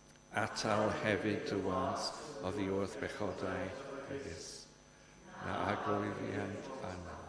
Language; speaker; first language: Welsh; non-native, fluent; English